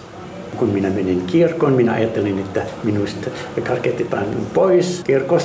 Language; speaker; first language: Finnish; non-native, learner; Arabic